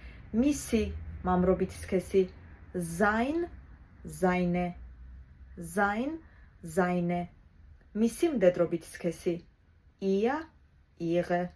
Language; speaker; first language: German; non-native, fluent; Georgian